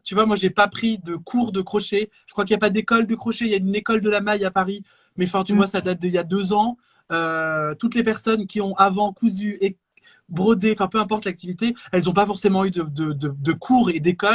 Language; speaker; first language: French; native; French